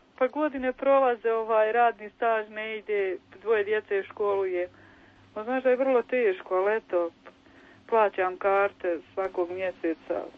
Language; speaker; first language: Croatian; native; Croatian